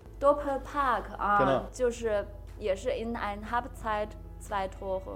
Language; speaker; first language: German; non-native, fluent; Chinese